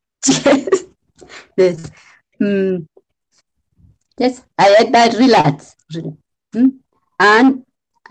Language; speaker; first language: English; non-native, learner; Spanish